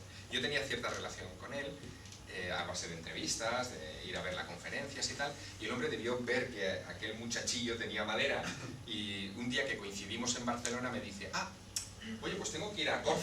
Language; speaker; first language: Spanish; native; Spanish